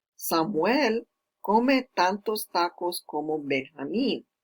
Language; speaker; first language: Spanish; non-native, fluent; English